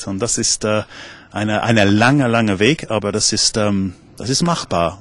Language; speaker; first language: German; non-native, fluent; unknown